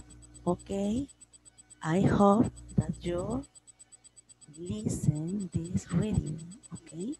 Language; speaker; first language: English; non-native, learner; Spanish